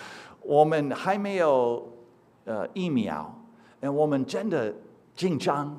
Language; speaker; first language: Chinese; non-native, fluent; English